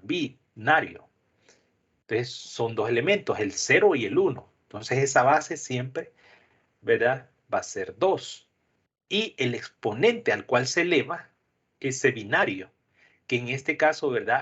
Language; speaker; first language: Spanish; native; Spanish